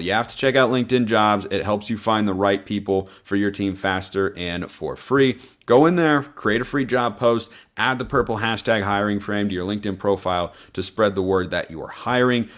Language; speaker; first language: English; native; English